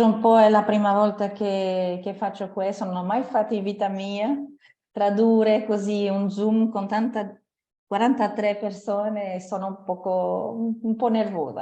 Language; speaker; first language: Italian; non-native, fluent; French